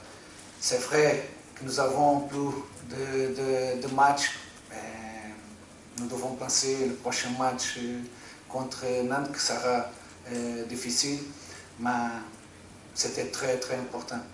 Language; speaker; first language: French; non-native, fluent; Portuguese